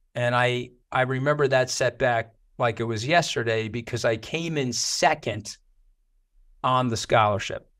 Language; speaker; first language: English; native; English